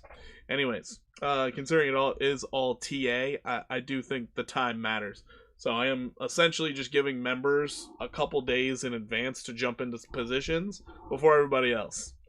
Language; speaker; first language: English; native; English